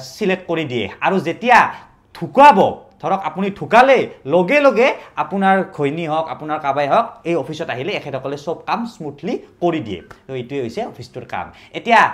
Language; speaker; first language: Assamese; native; Assamese